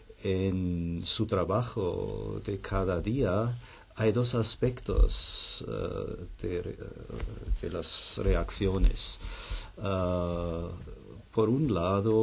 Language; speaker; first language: Spanish; non-native, fluent; German